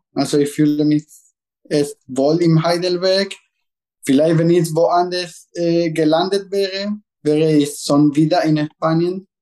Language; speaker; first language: German; non-native, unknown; Spanish